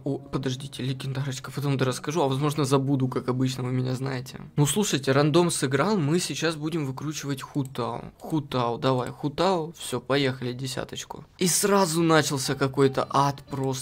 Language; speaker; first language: Russian; native; Russian